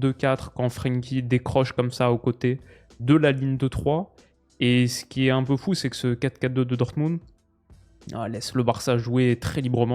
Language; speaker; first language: French; native; French